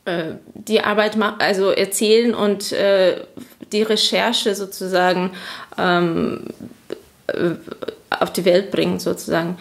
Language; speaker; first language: German; non-native, fluent; Azerbaijani